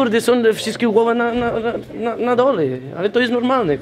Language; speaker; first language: Polish; non-native, learner; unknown